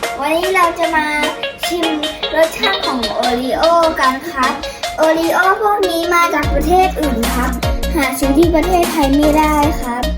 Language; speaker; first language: Thai; native; Thai